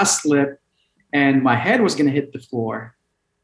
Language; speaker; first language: English; non-native, local second language; Filipino